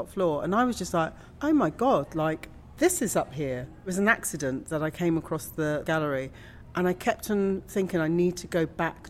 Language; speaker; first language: English; native; English